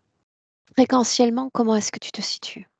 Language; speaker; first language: French; native; French